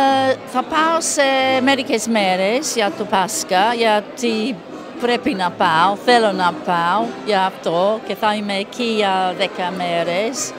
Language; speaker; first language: Greek; non-native, learner; English